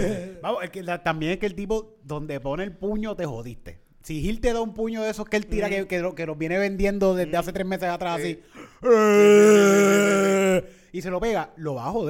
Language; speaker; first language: Spanish; native; Spanish